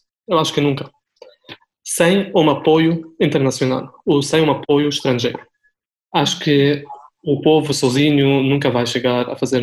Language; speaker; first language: Portuguese; non-native, fluent; Arabic